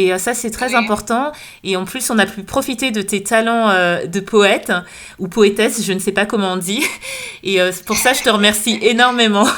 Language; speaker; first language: French; native; French